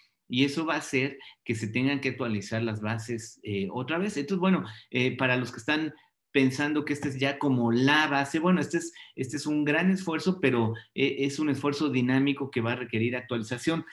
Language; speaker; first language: Spanish; native; Spanish